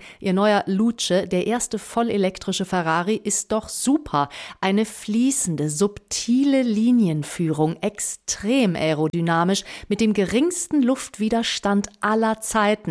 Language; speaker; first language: German; native; German